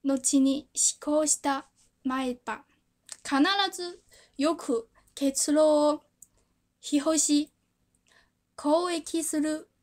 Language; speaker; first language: Japanese; non-native, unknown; Chinese